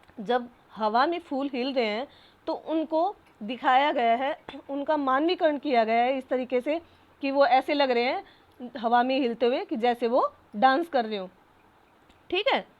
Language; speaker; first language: Hindi; native; Hindi